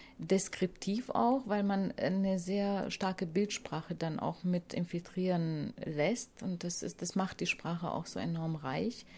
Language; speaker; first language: German; non-native, fluent; Hungarian